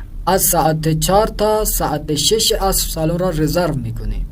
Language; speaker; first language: Persian; non-native, fluent; Urdu